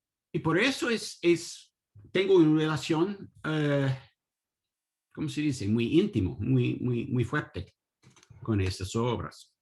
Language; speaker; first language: Spanish; non-native, learner; English